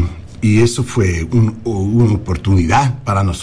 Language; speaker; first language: Spanish; early bilingual, heritage; English